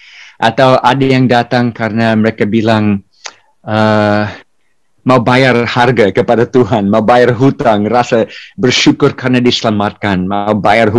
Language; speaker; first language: Indonesian; non-native, fluent; English